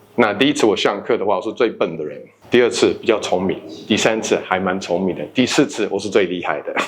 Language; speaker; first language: Chinese; non-native, fluent; English